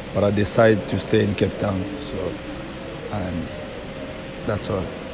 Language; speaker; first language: English; non-native, fluent; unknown